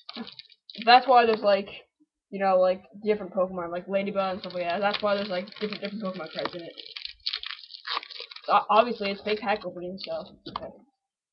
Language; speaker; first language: English; native; English